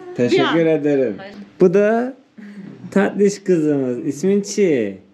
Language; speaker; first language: Turkish; native; Turkish